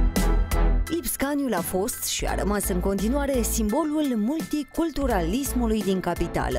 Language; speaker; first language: Romanian; native; Romanian